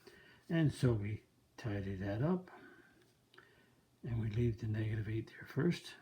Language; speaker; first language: English; native; English